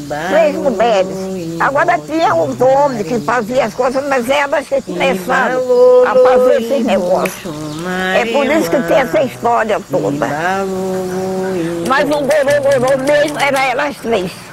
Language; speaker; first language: Portuguese; non-native, fluent; French